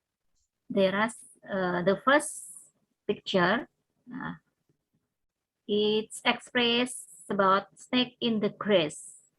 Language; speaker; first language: English; non-native, learner; Indonesian